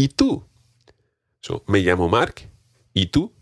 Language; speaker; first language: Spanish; non-native, fluent; English